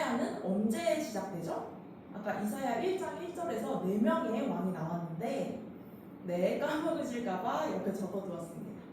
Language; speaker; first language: Korean; native; Korean